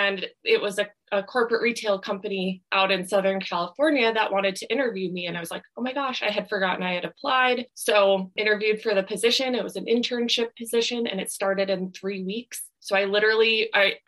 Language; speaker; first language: English; native; English